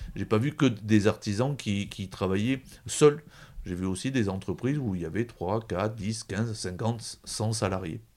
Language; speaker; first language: French; native; French